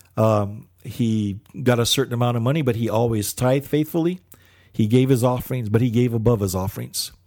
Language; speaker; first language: English; early bilingual, other home language; Filipino